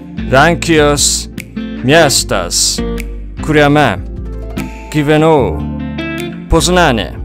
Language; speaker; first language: Lithuanian; non-native, fluent; Japanese